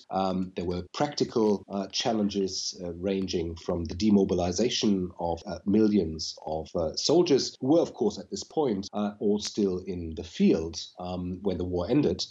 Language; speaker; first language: English; non-native, fluent; German